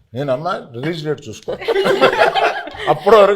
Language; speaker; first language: Telugu; native; Telugu